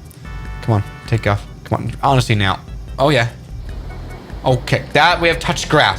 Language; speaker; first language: English; non-native, fluent; German